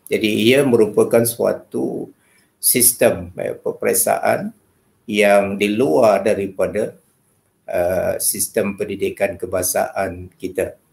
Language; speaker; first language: Malay; native; Malay